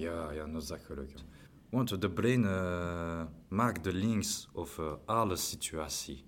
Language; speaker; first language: Dutch; non-native, learner; French